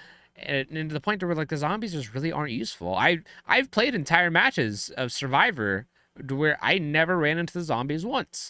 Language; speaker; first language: English; native; English